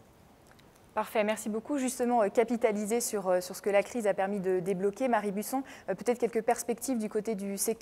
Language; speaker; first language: French; native; French